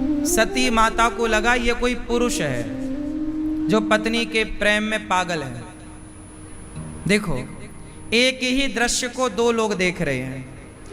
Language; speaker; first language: Hindi; native; Hindi